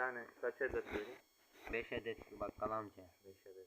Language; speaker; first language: Turkish; native; Turkish